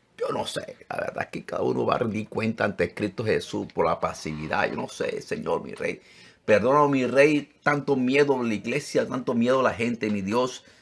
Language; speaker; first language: Spanish; native; Spanish